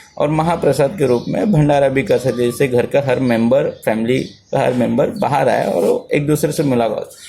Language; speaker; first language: Hindi; native; Hindi